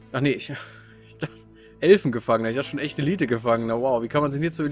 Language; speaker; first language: German; native; German